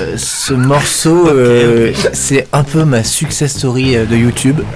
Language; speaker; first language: French; native; French